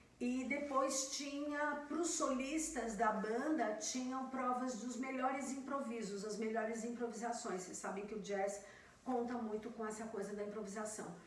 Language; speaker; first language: Portuguese; native; Portuguese